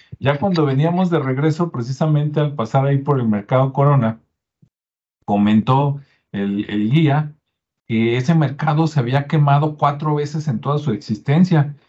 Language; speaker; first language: Spanish; native; Spanish